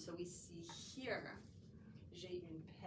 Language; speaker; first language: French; non-native, fluent; English